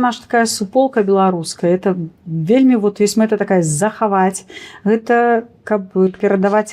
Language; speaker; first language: Belarusian; native; Belarusian